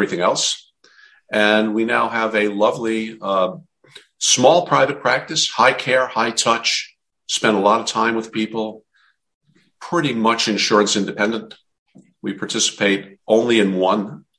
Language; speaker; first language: English; native; English